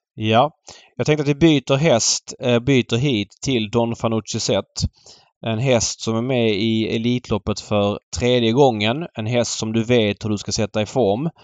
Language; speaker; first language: Swedish; native; Swedish